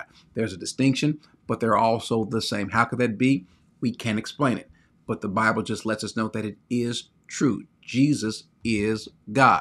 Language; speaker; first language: English; native; English